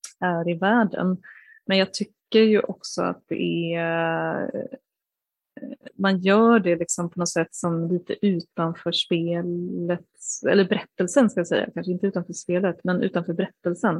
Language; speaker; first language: Swedish; native; Swedish